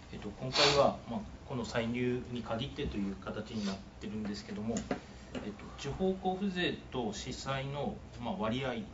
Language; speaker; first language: Japanese; native; Japanese